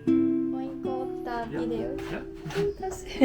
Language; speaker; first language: Finnish; non-native, learner; Japanese